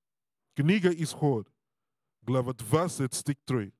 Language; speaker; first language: Russian; non-native, learner; Portuguese